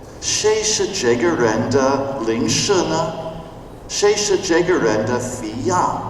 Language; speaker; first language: Chinese; non-native, fluent; English